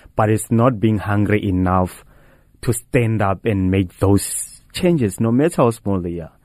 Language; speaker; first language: English; non-native, local second language; Tswana